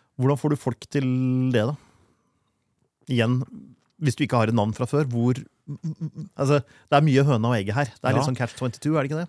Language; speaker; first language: Norwegian; native; Norwegian